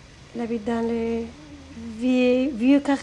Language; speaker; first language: French; non-native, fluent; Spanish